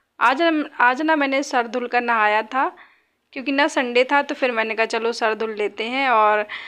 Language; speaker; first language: Hindi; native; Hindi